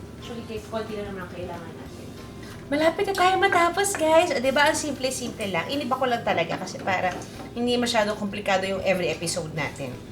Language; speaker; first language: Filipino; native; Filipino